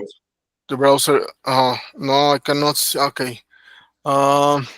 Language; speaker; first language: English; non-native, learner; Spanish